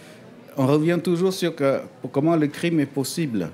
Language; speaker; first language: French; non-native, fluent; Khmer